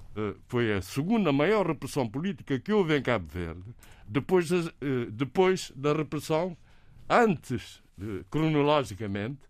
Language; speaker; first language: Portuguese; non-native, local second language; Kabuverdianu